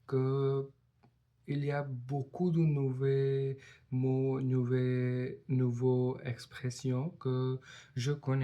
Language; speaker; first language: French; non-native, learner; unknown